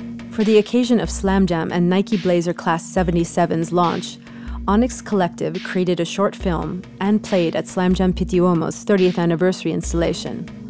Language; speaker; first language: English; native; English